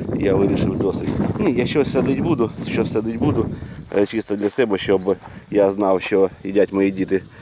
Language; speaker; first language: Ukrainian; native; Ukrainian